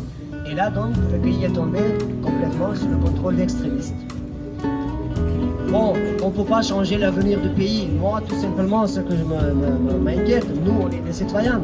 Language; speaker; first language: French; non-native, fluent; Persian